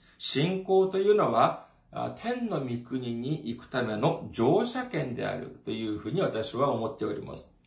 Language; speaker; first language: Japanese; non-native, fluent; Korean